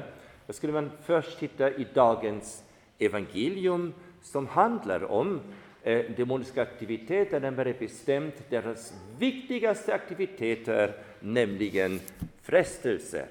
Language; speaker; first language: Swedish; non-native, fluent; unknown